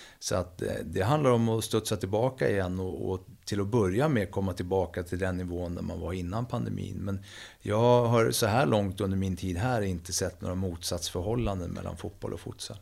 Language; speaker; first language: Swedish; native; Swedish